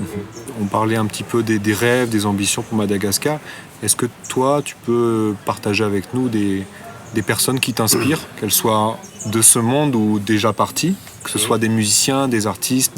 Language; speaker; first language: French; native; French